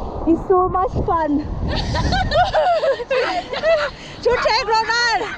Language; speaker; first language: English; non-native, learner; Thai